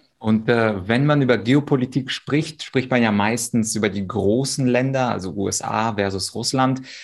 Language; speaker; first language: German; early bilingual, other home language; Russian